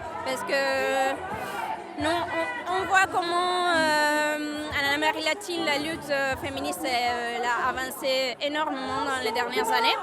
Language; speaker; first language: French; non-native, fluent; Spanish